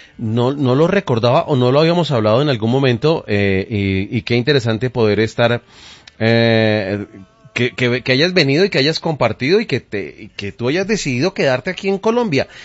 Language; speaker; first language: Spanish; native; Spanish